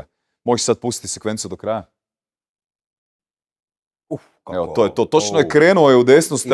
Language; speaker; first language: Croatian; native; Croatian